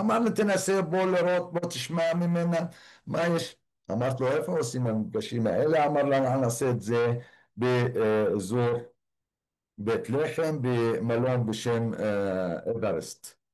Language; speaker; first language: Hebrew; non-native, local second language; Arabic